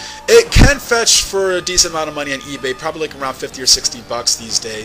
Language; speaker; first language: English; native; English